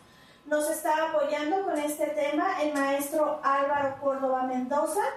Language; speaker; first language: Spanish; native; Spanish